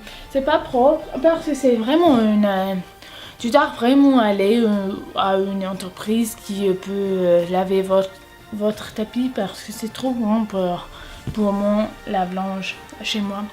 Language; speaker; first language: French; non-native, learner; English